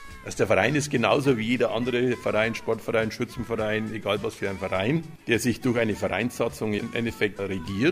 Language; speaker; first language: German; native; German